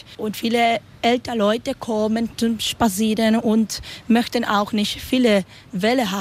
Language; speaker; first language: German; non-native, learner; Spanish